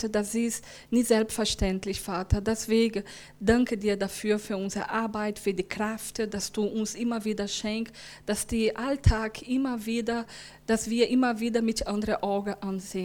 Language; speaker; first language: German; non-native, learner; Portuguese